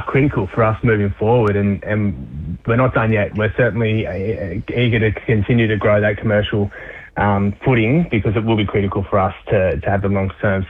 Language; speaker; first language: English; native; English